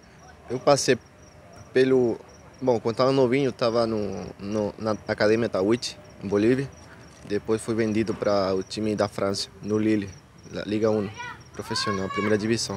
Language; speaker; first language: Portuguese; non-native, fluent; Spanish